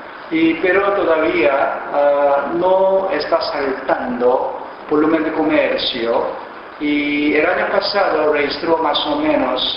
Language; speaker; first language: Spanish; non-native, fluent; Korean